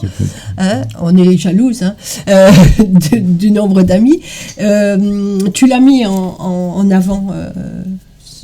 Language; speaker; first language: French; native; French